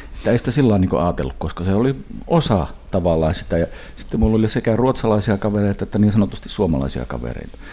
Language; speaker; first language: Finnish; early bilingual, heritage; Finnish